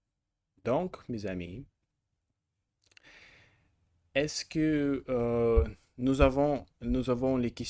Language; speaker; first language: French; non-native, learner; Russian